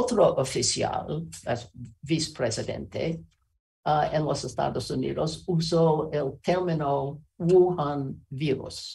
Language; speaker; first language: Spanish; non-native, learner; English